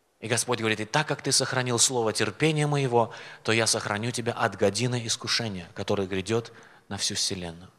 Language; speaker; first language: Russian; native; Russian